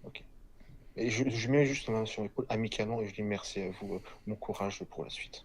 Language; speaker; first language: French; native; French